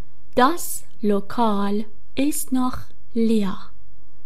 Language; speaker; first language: German; non-native, fluent; Persian